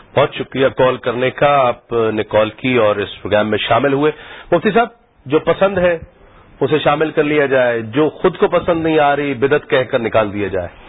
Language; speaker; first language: Urdu; native; Urdu